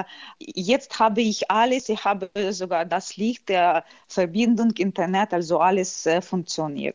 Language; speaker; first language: German; non-native, fluent; Ukrainian